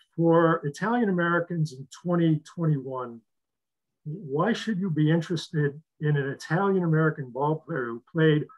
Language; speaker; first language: English; native; English